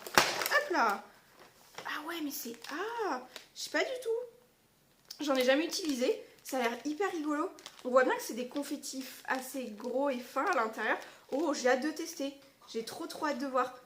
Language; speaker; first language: French; native; French